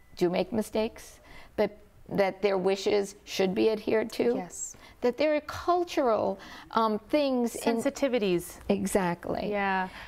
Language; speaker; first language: English; native; English